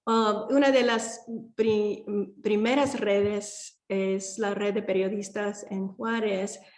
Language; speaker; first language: Spanish; early bilingual, heritage; Spanish